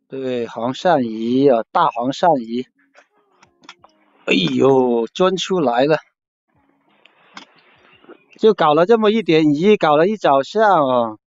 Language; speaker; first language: Chinese; native; Chinese